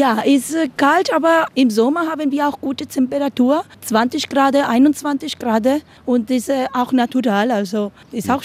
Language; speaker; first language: German; non-native, learner; Spanish